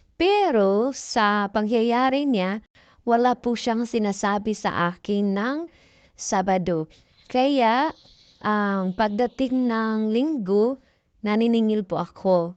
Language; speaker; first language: Filipino; non-native, local second language; Cebuano